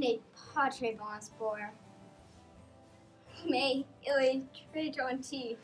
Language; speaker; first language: French; non-native, learner; English